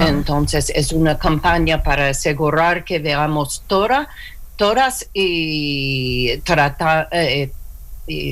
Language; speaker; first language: Spanish; non-native, learner; English